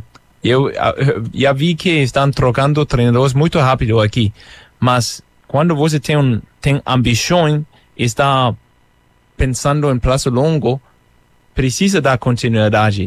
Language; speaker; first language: Portuguese; non-native, fluent; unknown